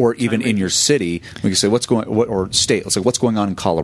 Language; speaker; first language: English; native; English